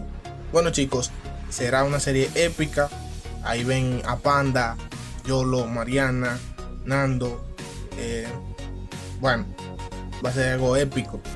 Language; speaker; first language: Spanish; native; Spanish